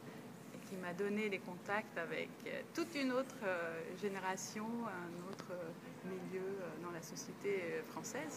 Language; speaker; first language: French; non-native, fluent; Swedish